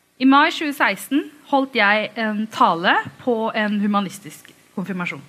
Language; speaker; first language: Norwegian; early bilingual, other home language; Tamil